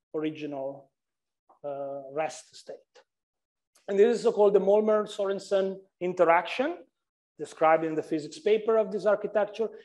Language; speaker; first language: English; non-native, fluent; Italian